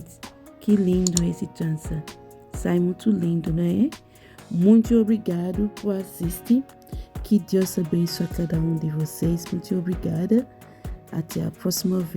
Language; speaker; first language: Portuguese; non-native, learner; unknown